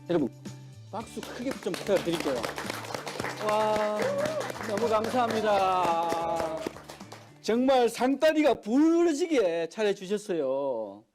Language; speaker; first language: Korean; native; Korean